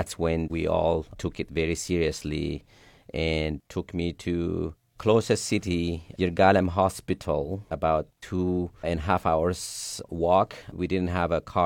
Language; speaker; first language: English; non-native, fluent; Sidamo